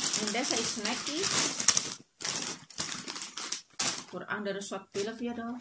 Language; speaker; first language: Dutch; non-native, learner; Indonesian